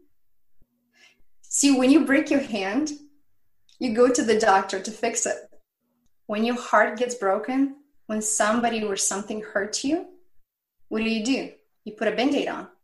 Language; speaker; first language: English; non-native, fluent; Romanian